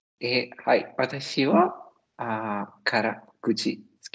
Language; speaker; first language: Japanese; non-native, learner; Italian